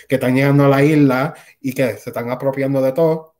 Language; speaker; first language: Spanish; early bilingual, other home language; English